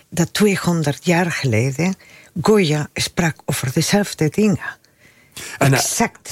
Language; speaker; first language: Dutch; non-native, fluent; Spanish